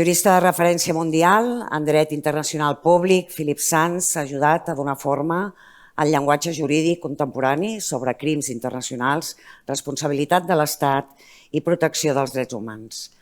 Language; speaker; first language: Catalan; native; Catalan